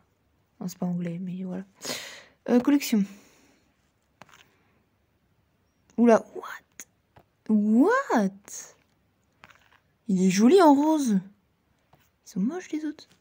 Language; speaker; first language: French; native; French